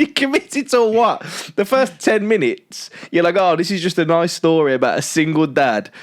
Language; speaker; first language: English; native; English